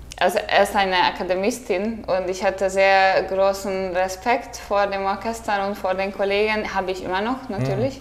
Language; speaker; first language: German; non-native, fluent; Hungarian